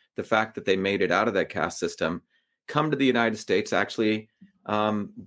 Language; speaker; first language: English; early bilingual, other home language; Tamil